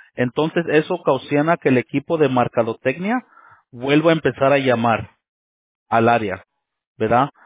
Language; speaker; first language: Spanish; early bilingual, heritage; Spanish